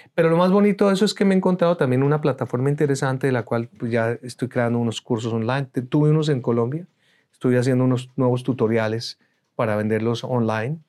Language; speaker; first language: Spanish; native; Spanish